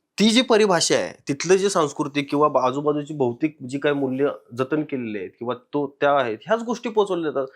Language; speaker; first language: Marathi; native; Marathi